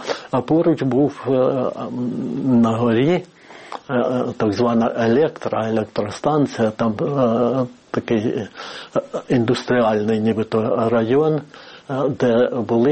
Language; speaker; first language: Ukrainian; native; Ukrainian